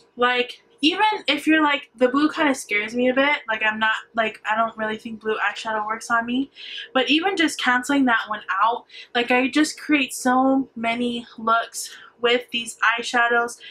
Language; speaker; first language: English; native; English